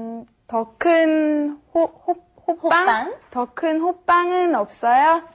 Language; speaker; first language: Korean; non-native, learner; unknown